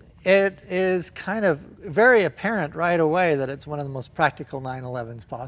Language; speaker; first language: English; native; English